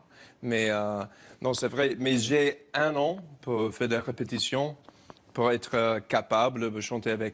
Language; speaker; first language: French; non-native, fluent; English